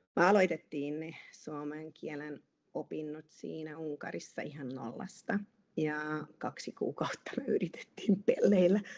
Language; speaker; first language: Finnish; non-native, fluent; Hungarian